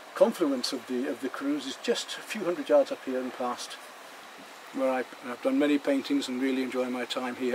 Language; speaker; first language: English; native; English